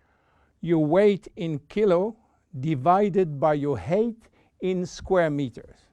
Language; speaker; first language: English; non-native, fluent; French